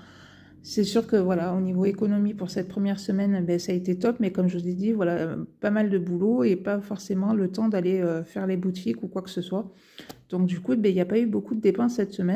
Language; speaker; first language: French; native; French